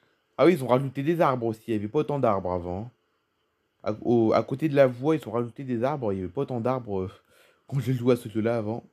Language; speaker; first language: French; native; French